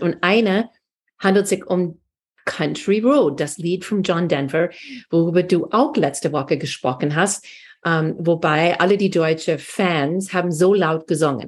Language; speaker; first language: German; non-native, fluent; English